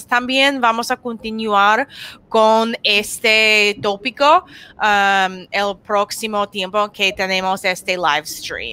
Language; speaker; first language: Spanish; non-native, learner; English